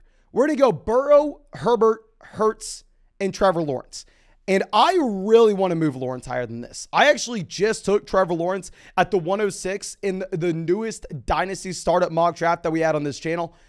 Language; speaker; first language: English; native; English